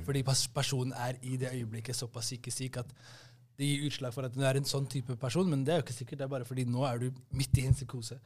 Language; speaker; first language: Norwegian; early bilingual, other home language; Somali